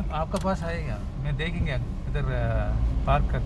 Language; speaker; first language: Hindi; non-native, local second language; Malayalam